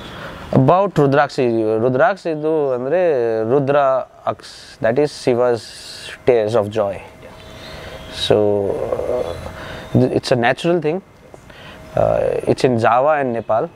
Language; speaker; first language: Kannada; non-native, learner; Nepali